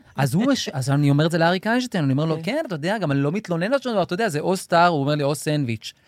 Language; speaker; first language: Hebrew; native; Hebrew